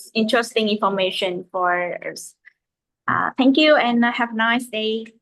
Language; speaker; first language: English; non-native, fluent; Vietnamese